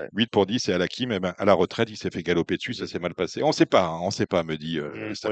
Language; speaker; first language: French; native; French